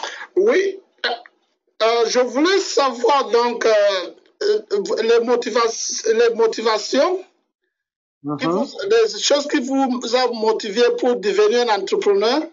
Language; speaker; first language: French; non-native, fluent; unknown